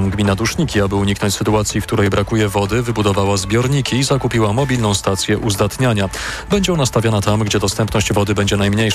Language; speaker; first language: Polish; native; Polish